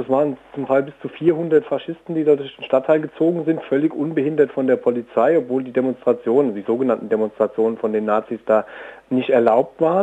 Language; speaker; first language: German; native; German